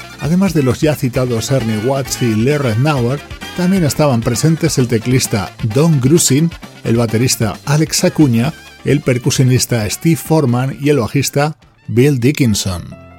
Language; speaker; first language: Spanish; native; Spanish